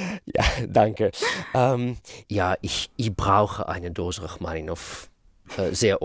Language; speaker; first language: German; non-native, fluent; Russian